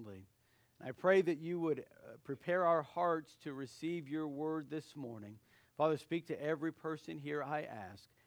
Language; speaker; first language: English; native; English